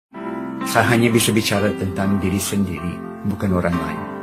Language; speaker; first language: Indonesian; non-native, fluent; English